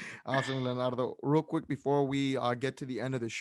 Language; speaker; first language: English; native; English